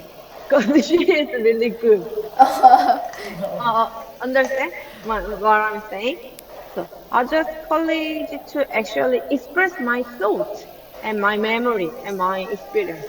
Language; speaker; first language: English; non-native, learner; Korean